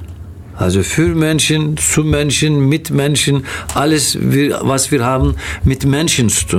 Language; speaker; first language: German; non-native, fluent; Turkish